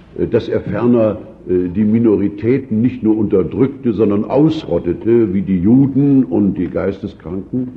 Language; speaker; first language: German; native; German